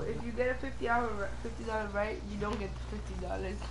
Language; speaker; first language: English; early bilingual, other home language; Spanish